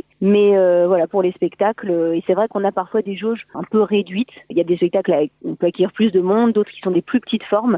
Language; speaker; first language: French; native; French